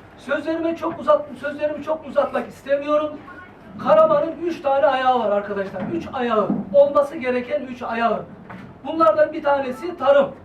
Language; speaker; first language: Turkish; native; Turkish